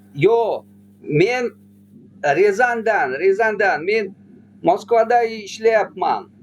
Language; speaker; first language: Uzbek; non-native, learner; Tatar